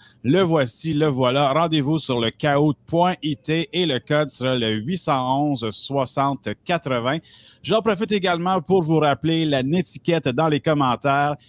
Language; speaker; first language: French; native; French